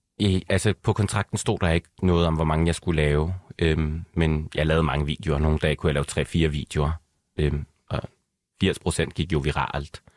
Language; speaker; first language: Danish; early bilingual, other home language; Arabic